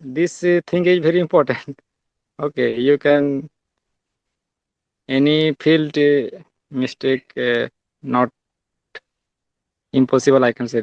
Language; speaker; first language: English; non-native, learner; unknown